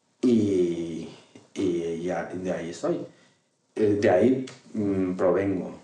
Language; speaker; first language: Spanish; non-native, local second language; Arabic